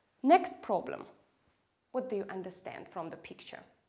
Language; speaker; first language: English; non-native, fluent; Armenian